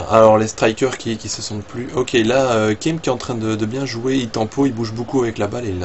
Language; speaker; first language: French; native; French